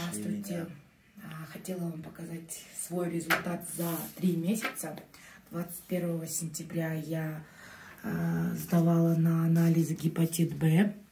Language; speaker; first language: Russian; non-native, local second language; Kyrgyz